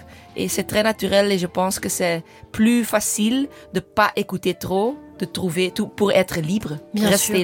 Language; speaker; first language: French; non-native, learner; English